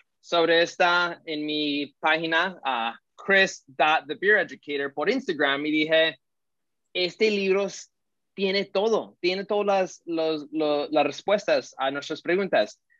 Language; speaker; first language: Spanish; early bilingual, heritage; Spanish